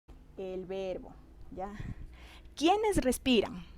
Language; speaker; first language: Spanish; native; Spanish